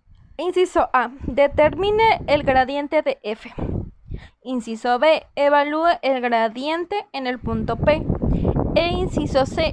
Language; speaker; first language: Spanish; native; Spanish